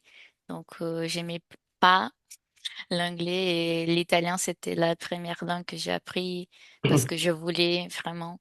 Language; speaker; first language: French; non-native, fluent; Portuguese